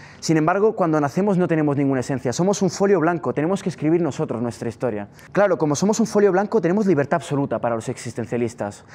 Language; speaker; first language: Spanish; non-native, fluent; Italian